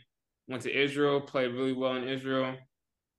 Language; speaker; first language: English; native; English